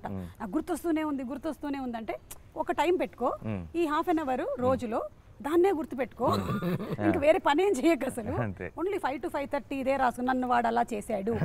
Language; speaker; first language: Telugu; native; Telugu